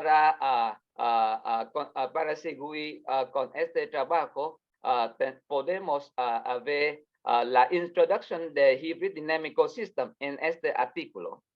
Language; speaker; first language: Spanish; non-native, learner; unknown